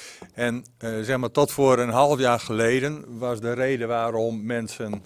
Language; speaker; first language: Dutch; native; Dutch